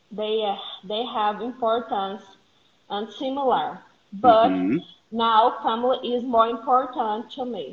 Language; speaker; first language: English; non-native, learner; Portuguese